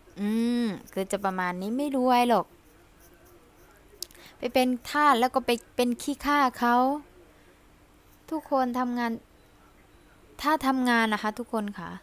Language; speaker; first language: Thai; early bilingual, other home language; Lao